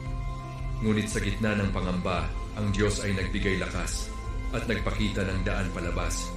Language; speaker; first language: Filipino; native; Filipino